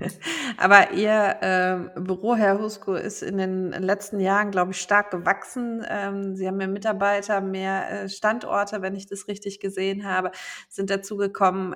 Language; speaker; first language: German; native; German